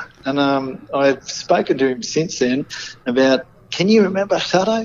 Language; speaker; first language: English; native; English